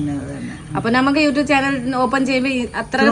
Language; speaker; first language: Malayalam; non-native, learner; Nepali